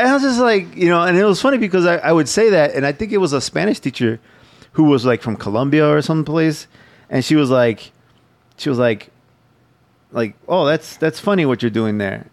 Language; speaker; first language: English; early bilingual, other home language; Spanish